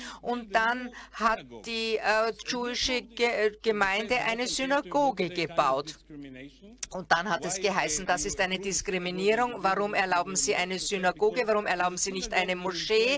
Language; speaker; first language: German; non-native, fluent; Hebrew